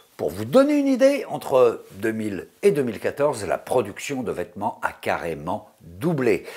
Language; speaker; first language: French; native; French